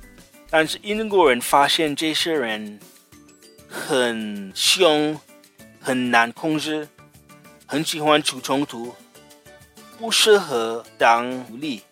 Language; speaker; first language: Chinese; non-native, fluent; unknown